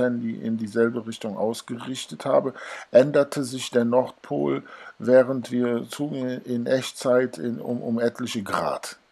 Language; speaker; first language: German; native; German